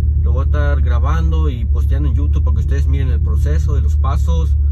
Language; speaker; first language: Spanish; native; Spanish